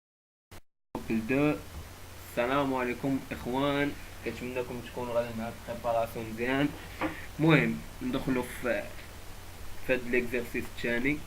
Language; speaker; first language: Arabic; native; Arabic